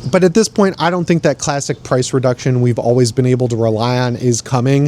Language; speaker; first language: English; native; English